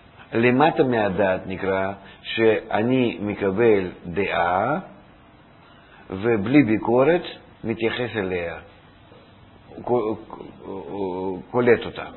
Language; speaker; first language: Hebrew; non-native, fluent; Russian